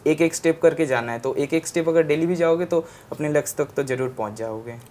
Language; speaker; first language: Hindi; non-native, local second language; Bangla